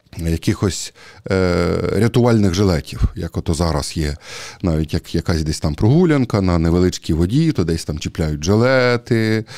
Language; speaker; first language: Ukrainian; native; Ukrainian